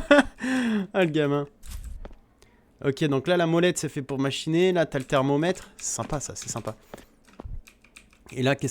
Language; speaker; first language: French; native; French